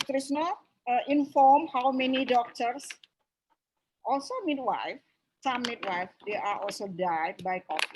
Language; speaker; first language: English; non-native, local second language; Indonesian